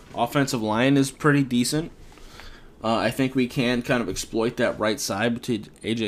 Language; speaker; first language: English; native; English